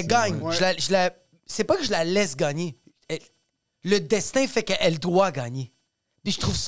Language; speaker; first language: French; native; French